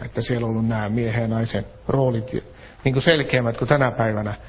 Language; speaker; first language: Finnish; native; Finnish